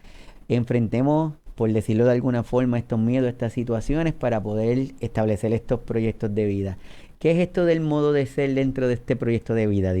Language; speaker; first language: Spanish; native; Spanish